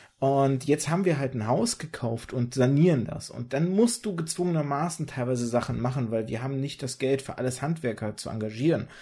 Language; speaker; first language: German; early bilingual, other home language; Russian